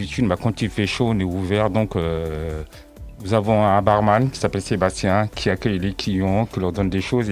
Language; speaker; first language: French; native; French